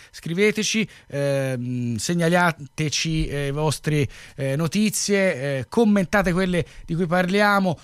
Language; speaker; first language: Italian; native; Italian